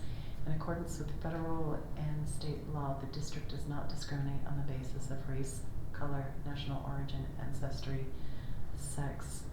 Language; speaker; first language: English; native; English